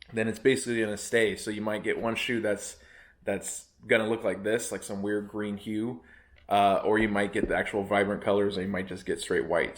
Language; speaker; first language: English; native; English